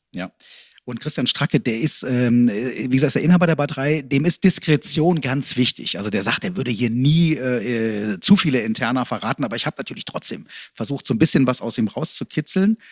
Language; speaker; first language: German; native; German